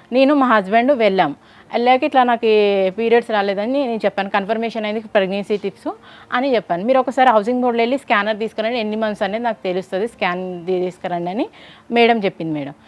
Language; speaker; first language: Telugu; native; Telugu